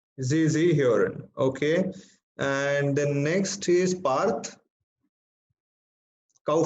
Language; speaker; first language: German; non-native, fluent; Hindi